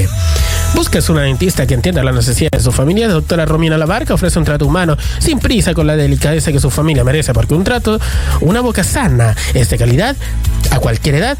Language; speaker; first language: Spanish; native; Spanish